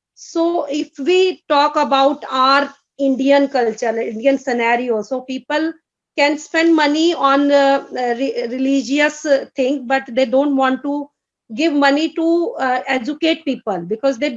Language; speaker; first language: English; non-native, fluent; Hindi